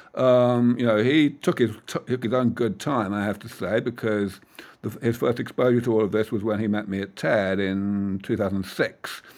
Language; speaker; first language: English; native; English